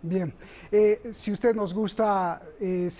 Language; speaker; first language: Spanish; native; Spanish